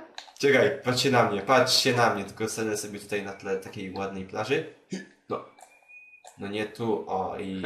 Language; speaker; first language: Polish; native; Polish